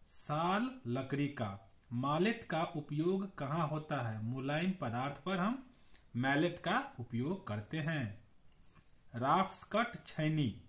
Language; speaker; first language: Hindi; native; Hindi